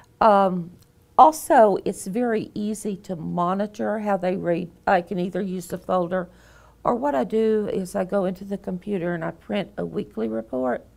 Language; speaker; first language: English; native; English